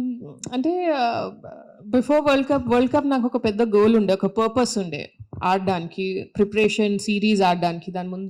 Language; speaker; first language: Telugu; non-native, local second language; Tamil